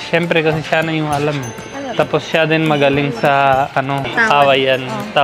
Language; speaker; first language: Filipino; non-native, learner; Punjabi